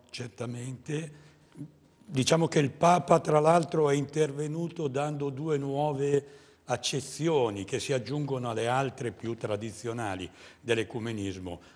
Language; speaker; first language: Italian; native; Italian